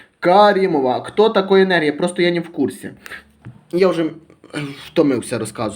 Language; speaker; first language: Ukrainian; native; Ukrainian